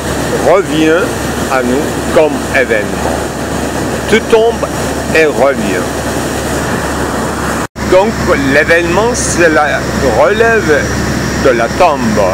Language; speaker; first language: French; non-native, fluent; Turkish